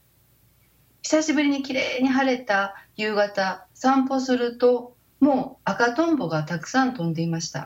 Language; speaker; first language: Japanese; native; Japanese